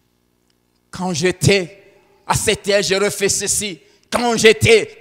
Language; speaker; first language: French; non-native, local second language; Lingala